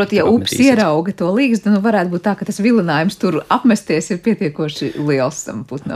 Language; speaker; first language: Latvian; native; Latvian